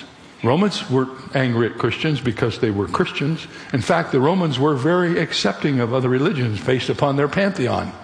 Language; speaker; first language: English; native; English